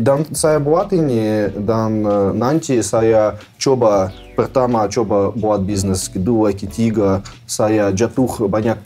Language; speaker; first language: Indonesian; non-native, learner; Russian